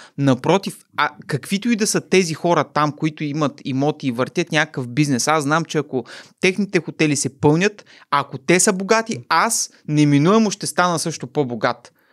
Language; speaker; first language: Bulgarian; native; Bulgarian